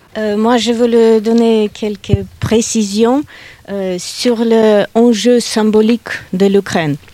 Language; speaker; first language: French; non-native, fluent; Russian